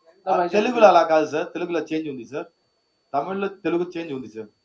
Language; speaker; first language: Telugu; non-native, local second language; Tamil